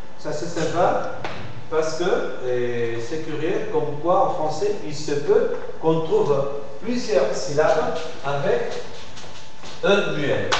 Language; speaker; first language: French; non-native, fluent; Spanish